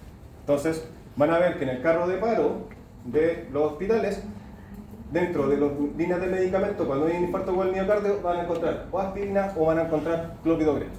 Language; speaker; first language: Spanish; native; Spanish